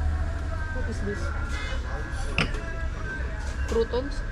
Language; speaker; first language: English; non-native, local second language; Filipino